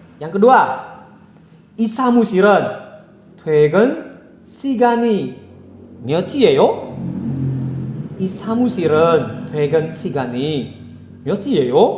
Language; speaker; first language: Korean; non-native, fluent; Indonesian